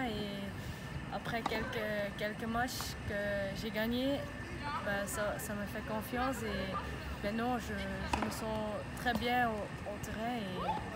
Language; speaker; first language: French; non-native, learner; Dutch